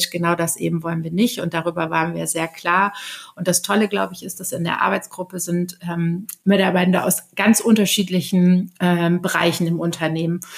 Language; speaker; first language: German; native; German